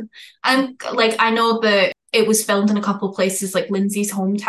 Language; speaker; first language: English; native; English